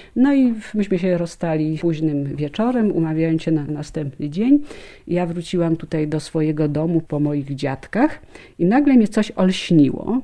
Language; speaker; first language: Polish; native; Polish